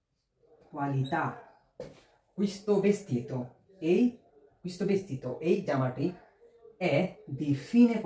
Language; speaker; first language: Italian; non-native, fluent; Bangla